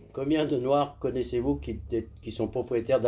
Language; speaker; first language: French; native; French